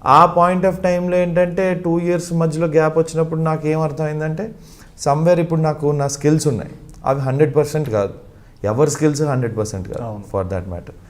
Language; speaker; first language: Telugu; non-native, local second language; Malayalam